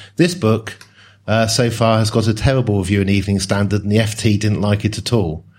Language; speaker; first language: English; native; English